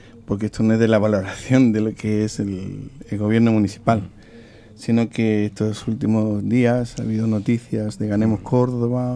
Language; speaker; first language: Spanish; native; Spanish